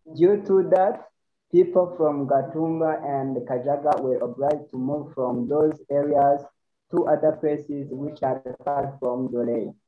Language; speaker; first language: English; non-native, learner; Rundi